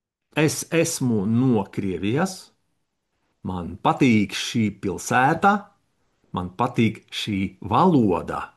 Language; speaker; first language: Latvian; non-native, learner; Russian